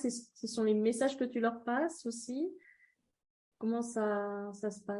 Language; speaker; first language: French; native; French